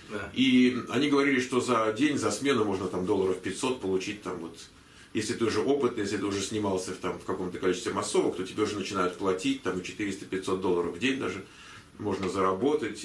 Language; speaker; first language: Russian; native; Russian